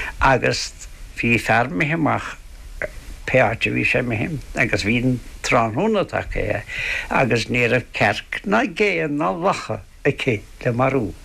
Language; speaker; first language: Irish; native; Irish